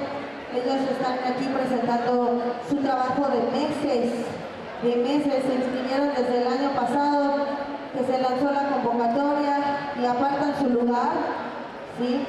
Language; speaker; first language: Spanish; native; Spanish